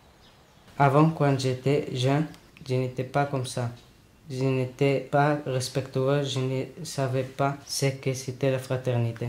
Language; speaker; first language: French; non-native, learner; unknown